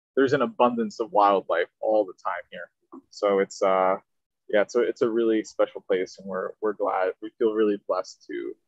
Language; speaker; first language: English; native; English